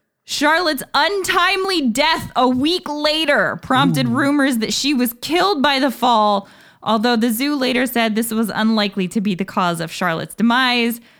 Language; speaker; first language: English; native; English